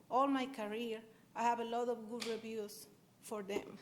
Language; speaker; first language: English; non-native, fluent; Spanish